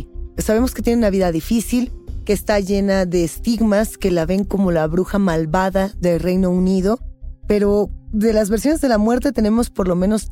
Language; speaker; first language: Spanish; native; Spanish